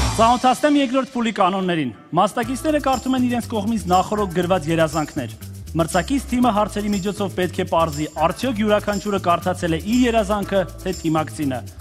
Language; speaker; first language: Armenian; native; Armenian